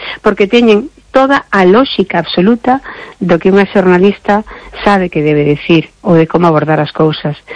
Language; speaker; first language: Galician; non-native, local second language; Spanish